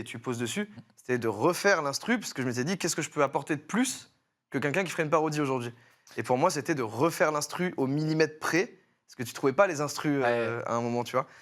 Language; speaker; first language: French; native; French